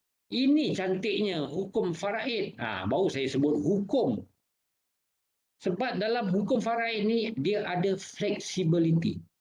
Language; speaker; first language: Malay; native; Malay